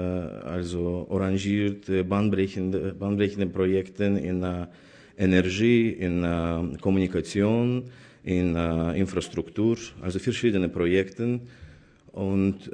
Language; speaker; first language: German; non-native, fluent; Azerbaijani